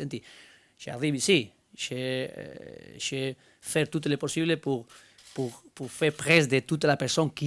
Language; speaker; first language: French; non-native, learner; Spanish